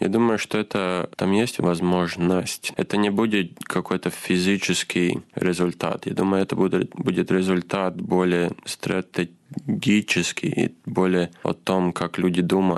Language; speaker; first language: Russian; non-native, fluent; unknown